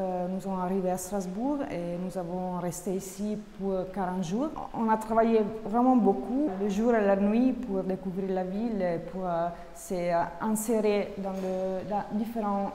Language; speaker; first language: French; non-native, fluent; Italian